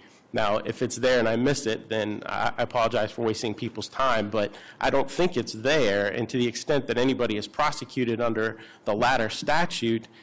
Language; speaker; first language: English; native; English